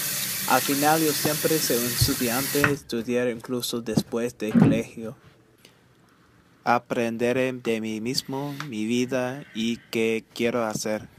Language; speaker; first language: Spanish; early bilingual, heritage; Spanish